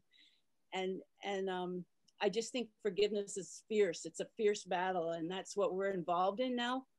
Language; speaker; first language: English; native; English